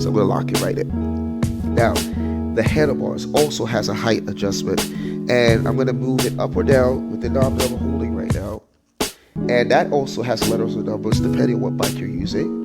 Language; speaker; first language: English; native; English